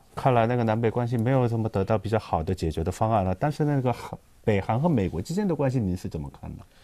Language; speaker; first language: Chinese; non-native, fluent; Korean